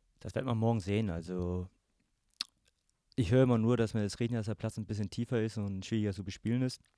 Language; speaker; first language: German; native; German